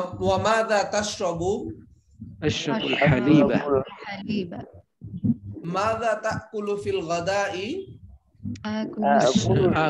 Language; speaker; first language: Arabic; non-native, fluent; Bangla